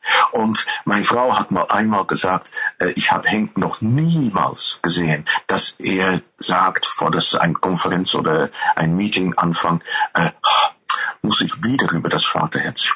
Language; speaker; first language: German; non-native, fluent; Dutch